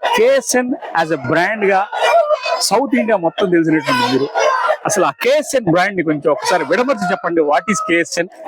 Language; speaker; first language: Telugu; native; Telugu